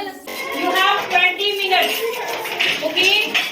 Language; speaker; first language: English; non-native, local second language; Hindi